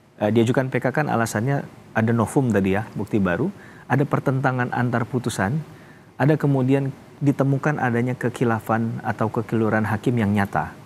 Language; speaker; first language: Indonesian; native; Indonesian